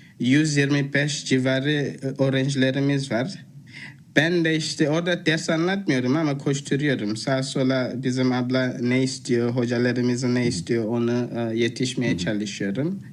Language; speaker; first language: Turkish; non-native, fluent; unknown